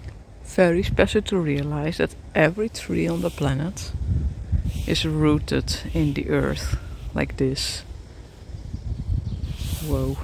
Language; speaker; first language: English; non-native, fluent; Dutch